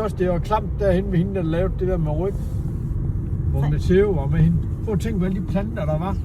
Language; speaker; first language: Danish; native; Danish